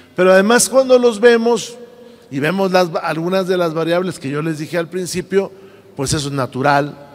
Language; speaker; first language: Spanish; native; Spanish